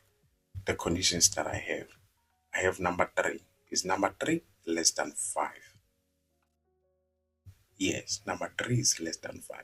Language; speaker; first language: English; non-native, local second language; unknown